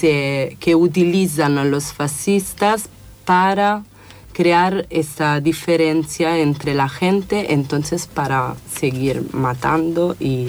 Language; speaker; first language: Spanish; non-native, fluent; Italian